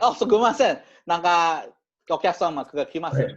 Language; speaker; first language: Japanese; non-native, learner; Indonesian